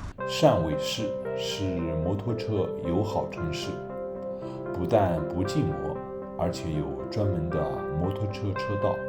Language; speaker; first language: Chinese; native; Chinese